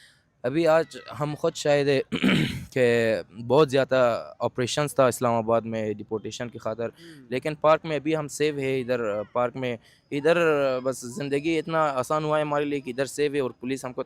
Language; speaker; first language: Hindi; non-native, fluent; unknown